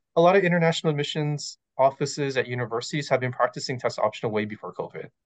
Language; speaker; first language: English; native; English